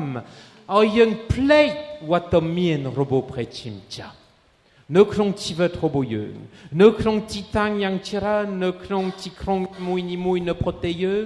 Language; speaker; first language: Khmer; non-native, fluent; French